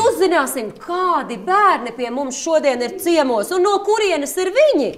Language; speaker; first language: Latvian; native; Latvian